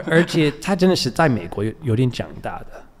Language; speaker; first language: Chinese; non-native, fluent; English